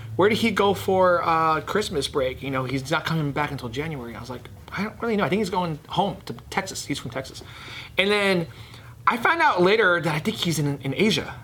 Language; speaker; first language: English; native; English